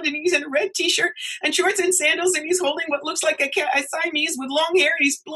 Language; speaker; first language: English; native; English